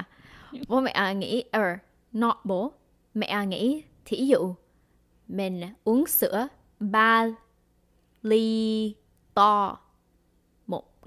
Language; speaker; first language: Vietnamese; early bilingual, heritage; Vietnamese